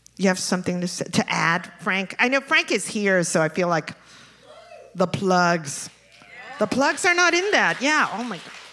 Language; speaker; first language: English; early bilingual, other home language; Spanish